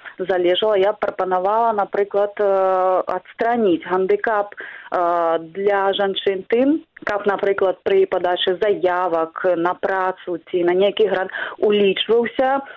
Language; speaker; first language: Belarusian; non-native, local second language; Russian